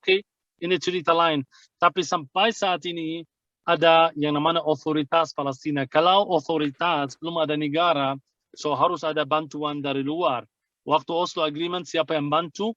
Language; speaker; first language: Indonesian; non-native, fluent; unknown